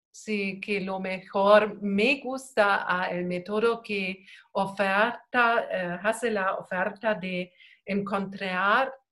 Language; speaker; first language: Spanish; non-native, learner; German